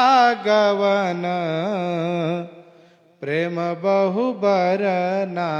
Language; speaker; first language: Hindi; native; Hindi